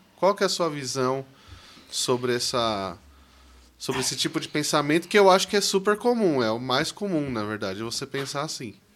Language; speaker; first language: Portuguese; native; Portuguese